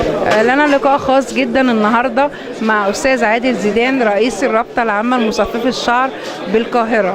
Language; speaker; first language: Arabic; native; Arabic